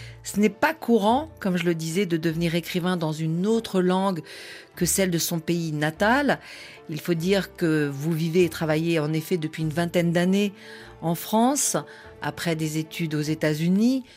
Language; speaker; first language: French; native; French